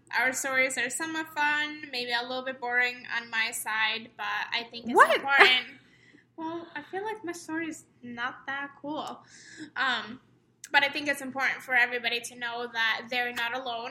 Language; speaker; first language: English; non-native, fluent; Estonian